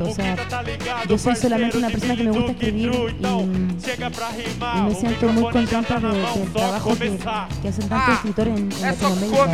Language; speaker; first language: Spanish; early bilingual, heritage; Spanish